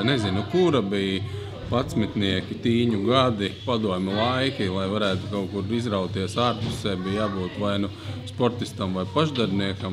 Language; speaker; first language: Latvian; native; Latvian